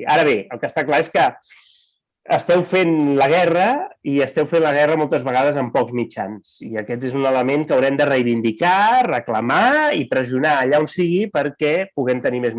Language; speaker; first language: Catalan; native; Catalan